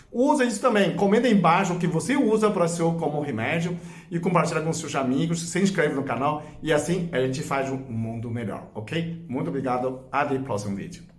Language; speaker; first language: Portuguese; non-native, fluent; Chinese